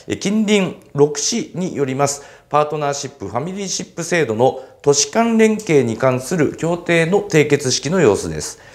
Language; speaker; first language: Japanese; native; Japanese